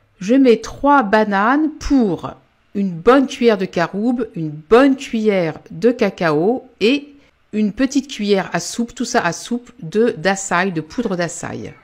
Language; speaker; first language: French; native; French